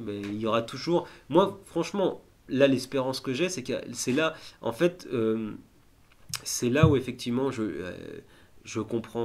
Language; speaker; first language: French; native; French